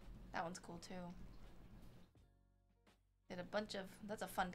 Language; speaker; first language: English; native; English